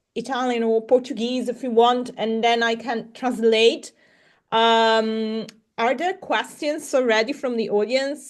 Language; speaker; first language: English; non-native, fluent; Italian